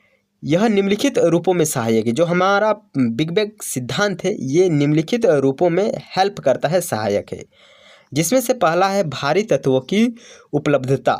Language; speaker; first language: Hindi; native; Hindi